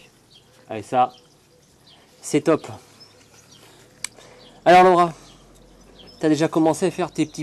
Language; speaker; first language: French; native; French